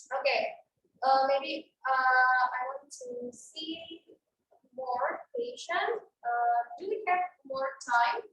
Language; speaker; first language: English; non-native, fluent; Indonesian